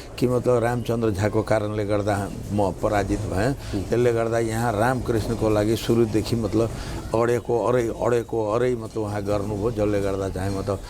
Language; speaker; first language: Nepali; non-native, local second language; Maithili